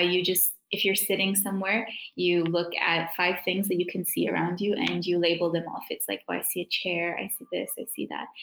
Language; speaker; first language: English; native; English